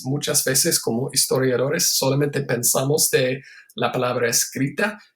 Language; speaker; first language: Spanish; non-native, fluent; English